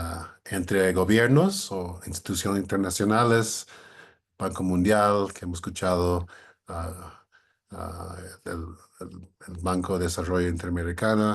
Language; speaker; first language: Spanish; non-native, fluent; English